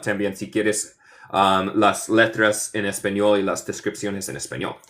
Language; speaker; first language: Spanish; non-native, fluent; English